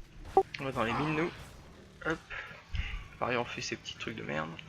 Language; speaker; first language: French; native; French